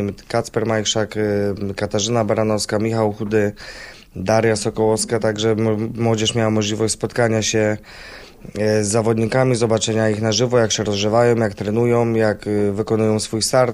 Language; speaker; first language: Polish; native; Polish